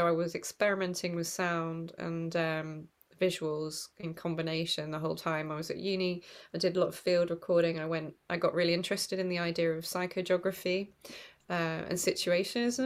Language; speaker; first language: English; native; English